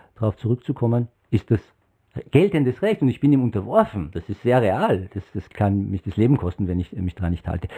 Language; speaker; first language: German; non-native, fluent; Persian